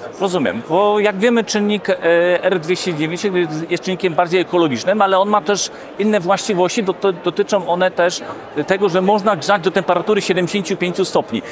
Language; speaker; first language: Polish; native; Polish